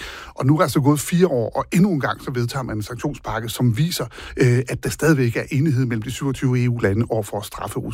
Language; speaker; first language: Danish; native; Danish